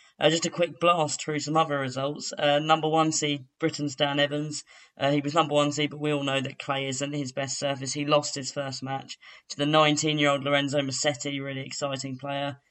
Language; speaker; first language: English; native; English